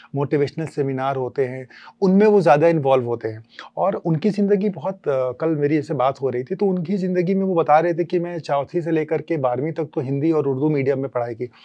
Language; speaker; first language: Hindi; native; Hindi